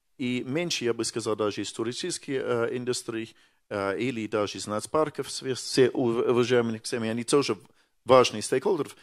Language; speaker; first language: Russian; non-native, fluent; English